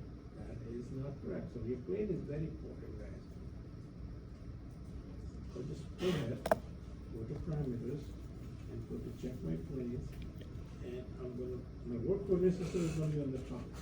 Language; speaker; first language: English; non-native, fluent; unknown